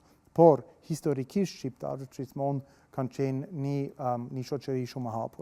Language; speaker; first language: Albanian; non-native, fluent; German